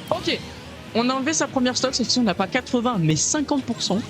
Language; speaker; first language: French; native; French